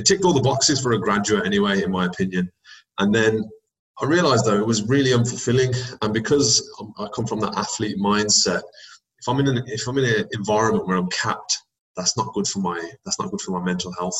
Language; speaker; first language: English; native; English